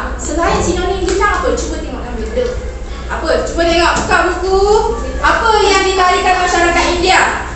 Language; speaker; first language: Malay; native; Malay